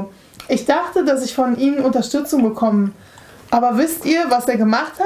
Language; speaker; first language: German; native; German